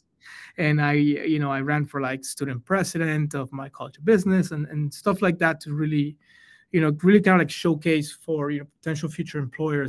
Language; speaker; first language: English; non-native, fluent; Spanish